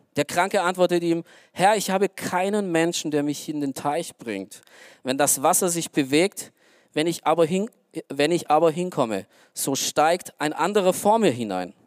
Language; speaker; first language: German; early bilingual, other home language; Romanian